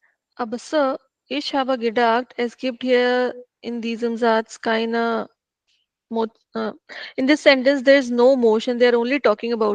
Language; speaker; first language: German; non-native, learner; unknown